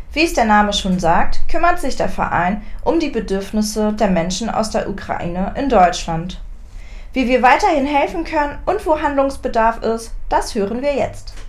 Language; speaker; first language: German; native; German